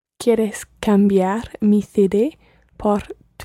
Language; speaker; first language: Spanish; non-native, learner; English